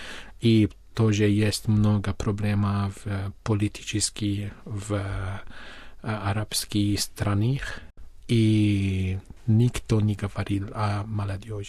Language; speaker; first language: Russian; non-native, fluent; Armenian